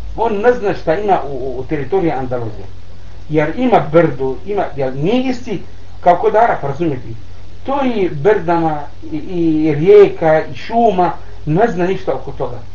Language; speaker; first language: Bosnian; non-native, learner; Arabic